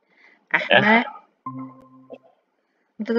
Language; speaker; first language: Malay; native; Malay